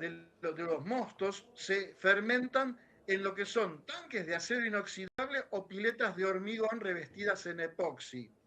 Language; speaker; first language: Spanish; native; Spanish